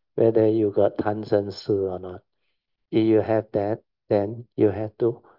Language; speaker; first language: English; non-native, local second language; Chinese